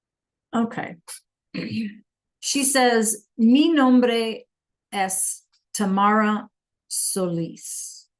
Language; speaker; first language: Spanish; non-native, fluent; English